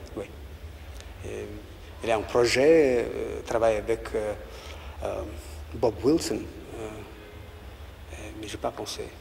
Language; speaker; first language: French; non-native, learner; Russian